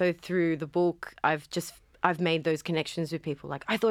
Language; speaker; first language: English; native; English